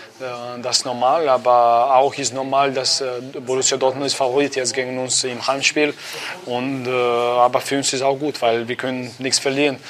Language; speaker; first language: German; non-native, learner; Croatian